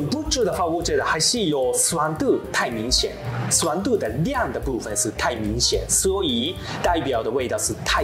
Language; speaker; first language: Chinese; non-native, learner; Japanese